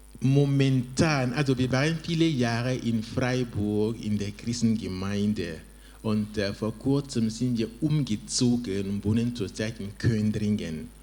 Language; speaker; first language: German; non-native, fluent; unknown